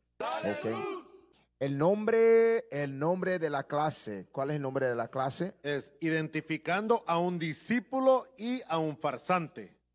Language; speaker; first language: Spanish; early bilingual, heritage; Spanish